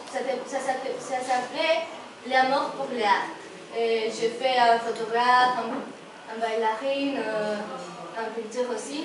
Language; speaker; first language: French; non-native, learner; Spanish